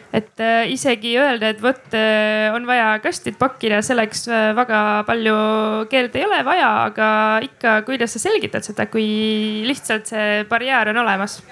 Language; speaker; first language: Estonian; non-native, local second language; Russian